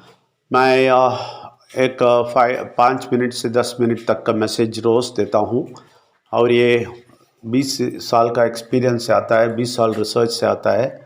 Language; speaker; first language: Hindi; non-native, local second language; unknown